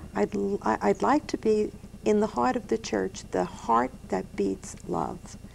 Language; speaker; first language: English; native; English